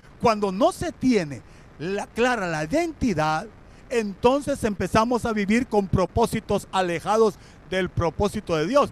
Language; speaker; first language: Spanish; native; Spanish